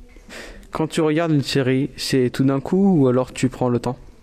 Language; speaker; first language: French; native; French